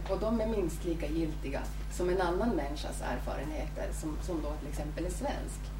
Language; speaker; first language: Swedish; native; Swedish